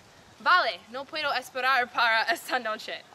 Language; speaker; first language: Spanish; non-native, learner; English